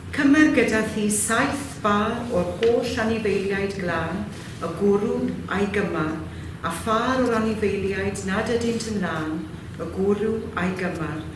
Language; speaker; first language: Welsh; native; Welsh